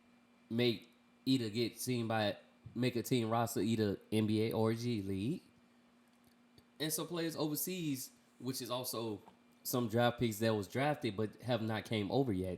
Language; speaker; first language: English; native; English